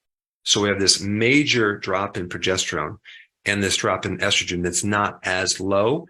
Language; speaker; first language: English; native; English